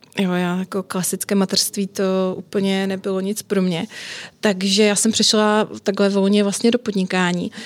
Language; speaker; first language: Czech; native; Czech